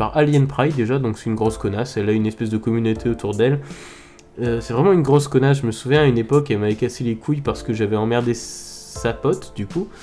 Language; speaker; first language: French; native; French